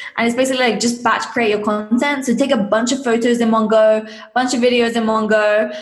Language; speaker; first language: English; native; English